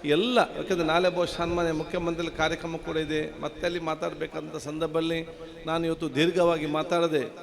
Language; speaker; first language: Kannada; non-native, local second language; Badaga